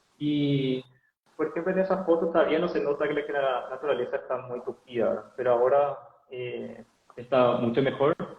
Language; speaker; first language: Spanish; native; Spanish